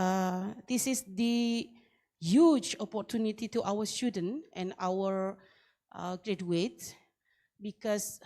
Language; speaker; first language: English; non-native, learner; Indonesian